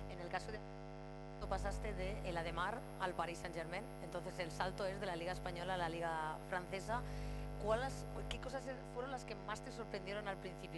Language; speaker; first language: Spanish; native; Spanish